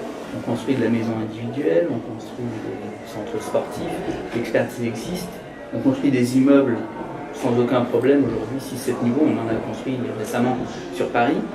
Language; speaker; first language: French; native; French